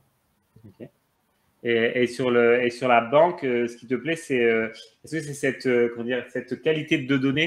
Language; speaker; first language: French; native; French